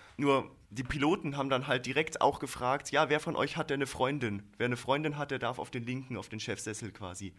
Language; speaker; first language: German; native; German